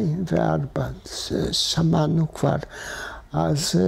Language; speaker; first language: Hebrew; non-native, fluent; Hungarian